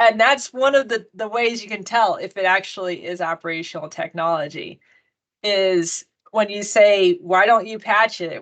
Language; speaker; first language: English; native; English